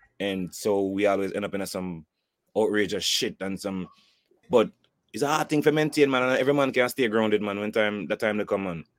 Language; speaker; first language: English; native; English